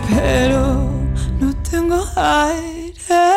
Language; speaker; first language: Spanish; native; Spanish